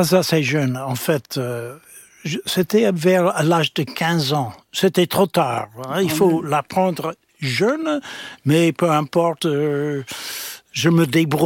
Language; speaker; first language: French; non-native, fluent; English